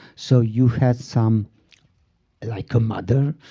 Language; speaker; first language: English; non-native, fluent; Slovenian